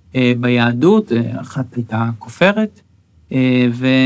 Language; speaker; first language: Hebrew; native; Hebrew